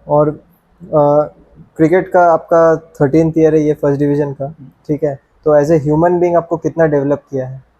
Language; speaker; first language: Hindi; non-native, local second language; Bangla